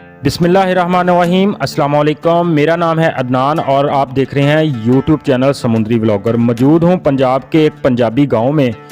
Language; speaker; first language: Urdu; non-native, local second language; Punjabi